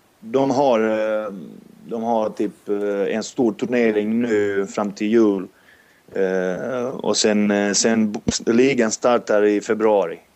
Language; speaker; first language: Swedish; non-native, fluent; Serbian